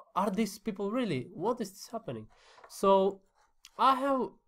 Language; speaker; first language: English; non-native, fluent; Finnish